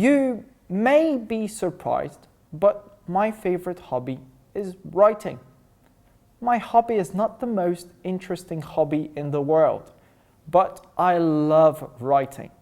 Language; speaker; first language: English; non-native, fluent; Russian